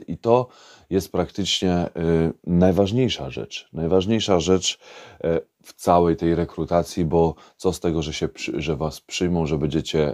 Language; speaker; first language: Polish; native; Polish